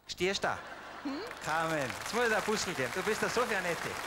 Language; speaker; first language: German; native; German